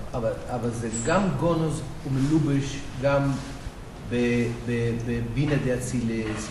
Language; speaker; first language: Hebrew; non-native, fluent; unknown